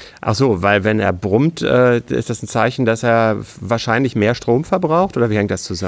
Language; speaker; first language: German; native; German